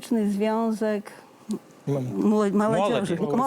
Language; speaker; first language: Polish; non-native, learner; Belarusian